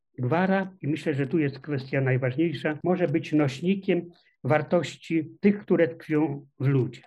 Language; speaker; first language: Polish; native; Polish